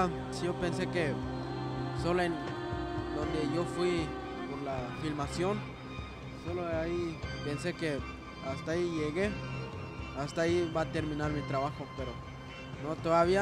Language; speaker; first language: Spanish; non-native, local second language; Tzotzil